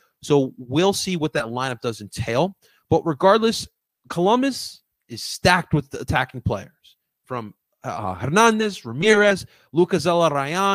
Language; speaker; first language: English; early bilingual, other home language; Spanish